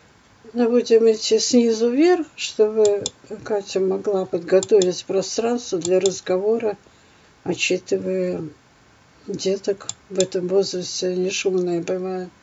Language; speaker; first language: Russian; native; Russian